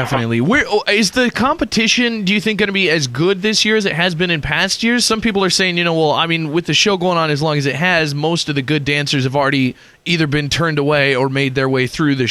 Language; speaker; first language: English; native; English